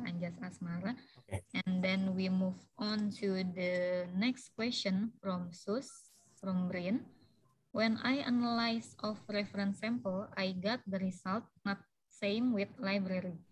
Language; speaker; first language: English; non-native, fluent; Indonesian